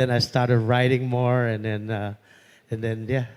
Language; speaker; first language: English; non-native, local second language; Pampanga